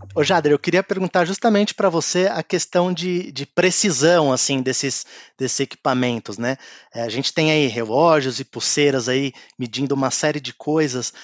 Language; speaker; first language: Portuguese; native; Portuguese